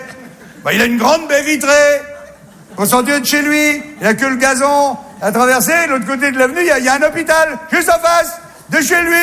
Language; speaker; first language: French; native; French